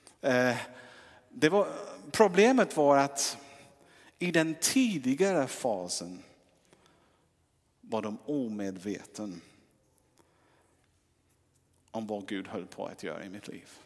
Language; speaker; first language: Swedish; non-native, fluent; English